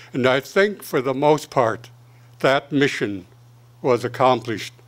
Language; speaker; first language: English; native; English